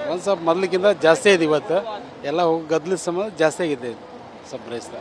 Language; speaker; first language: Kannada; native; Kannada